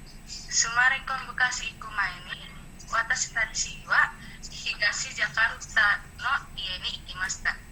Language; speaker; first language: Japanese; non-native, learner; Indonesian